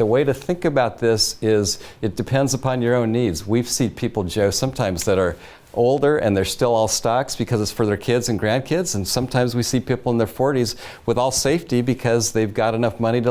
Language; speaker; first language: English; native; English